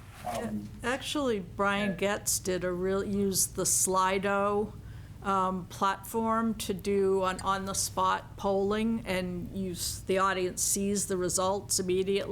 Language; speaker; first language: English; native; English